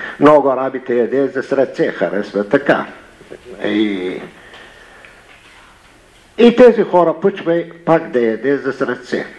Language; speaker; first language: Bulgarian; non-native, learner; Arabic